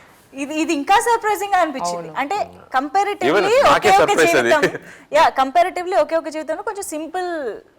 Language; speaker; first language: Telugu; native; Telugu